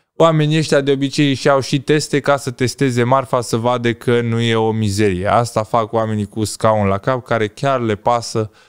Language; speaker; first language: Romanian; native; Romanian